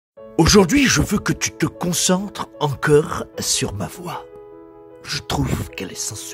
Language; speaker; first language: French; native; French